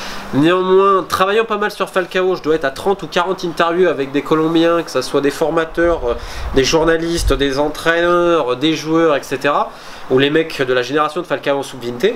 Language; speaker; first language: French; native; French